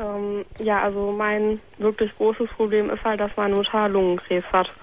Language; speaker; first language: German; native; German